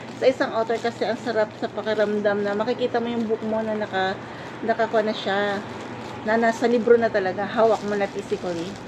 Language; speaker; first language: Filipino; native; Filipino